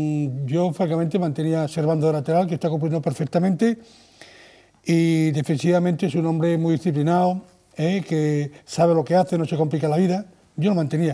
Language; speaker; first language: Spanish; native; Spanish